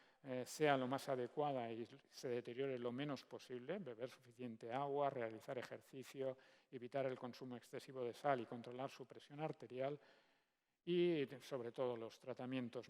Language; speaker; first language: Spanish; native; Spanish